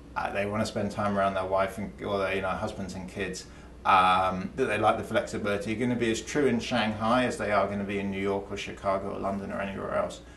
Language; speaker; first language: English; native; English